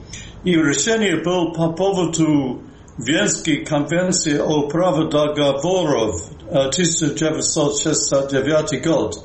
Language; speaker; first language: Russian; non-native, fluent; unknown